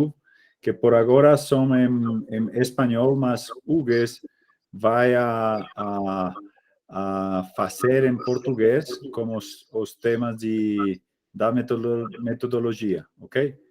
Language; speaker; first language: Portuguese; non-native, fluent; Spanish